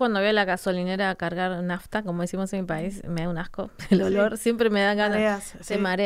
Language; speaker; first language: Spanish; native; Spanish